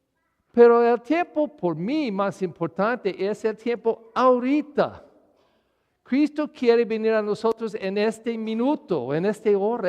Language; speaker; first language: Spanish; non-native, learner; English